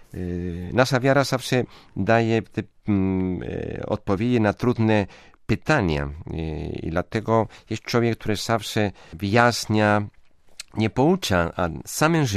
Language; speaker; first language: Polish; non-native, fluent; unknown